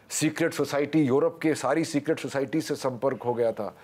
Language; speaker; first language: Hindi; native; Hindi